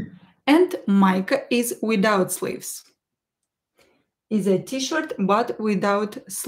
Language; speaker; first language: English; non-native, fluent; Russian